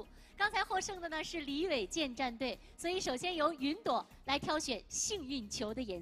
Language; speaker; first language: Chinese; native; Chinese